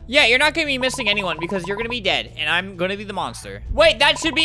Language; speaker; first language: English; native; English